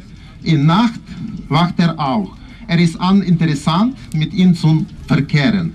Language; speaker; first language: German; non-native, learner; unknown